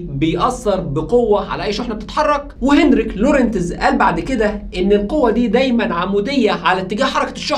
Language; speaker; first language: Arabic; native; Arabic